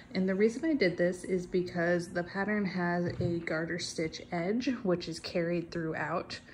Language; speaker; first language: English; native; English